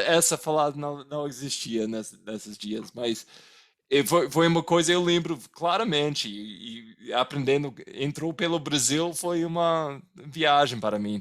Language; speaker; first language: Portuguese; non-native, fluent; English